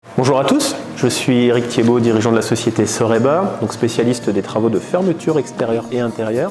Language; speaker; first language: French; native; French